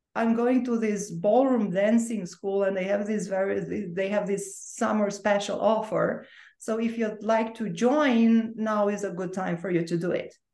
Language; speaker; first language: English; non-native, fluent; Romanian